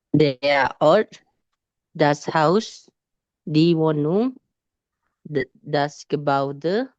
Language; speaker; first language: German; non-native, learner; Indonesian